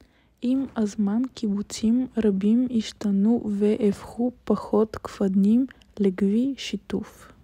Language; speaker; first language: Hebrew; non-native, learner; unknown